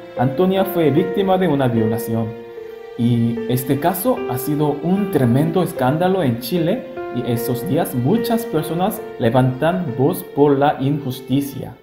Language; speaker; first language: Spanish; non-native, fluent; Korean